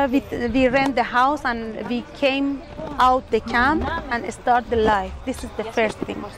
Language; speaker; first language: English; non-native, learner; Persian